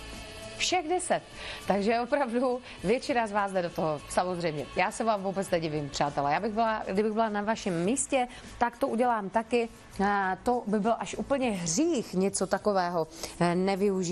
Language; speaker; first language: Czech; native; Czech